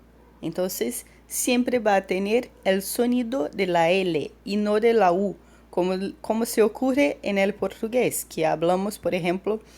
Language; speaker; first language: Spanish; non-native, fluent; Portuguese